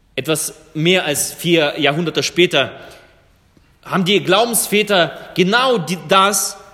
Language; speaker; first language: German; non-native, fluent; Russian